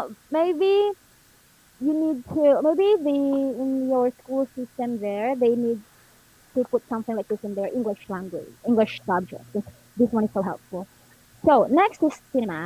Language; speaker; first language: English; non-native, local second language; Filipino